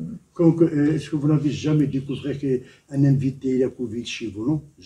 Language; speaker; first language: French; non-native, local second language; Arabic